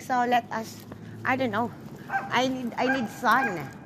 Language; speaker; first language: English; non-native, local second language; Filipino